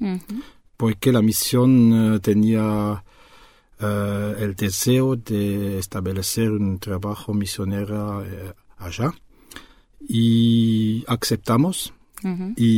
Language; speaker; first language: Spanish; non-native, fluent; French